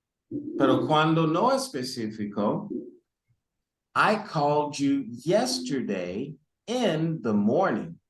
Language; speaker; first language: Spanish; early bilingual, heritage; Spanish